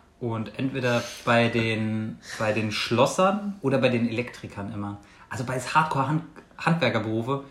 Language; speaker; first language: German; native; German